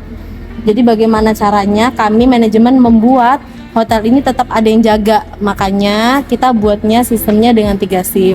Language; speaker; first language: Indonesian; native; Indonesian